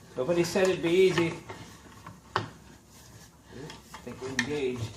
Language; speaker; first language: English; native; English